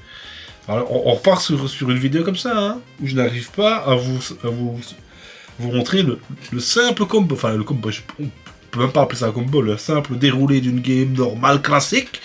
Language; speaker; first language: French; native; French